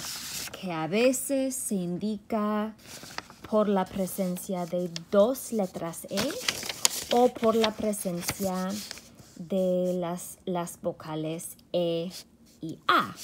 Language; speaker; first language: Spanish; non-native, fluent; English